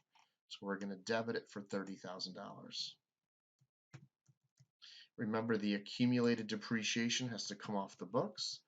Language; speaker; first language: English; native; English